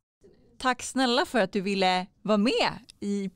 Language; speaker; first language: Swedish; native; Swedish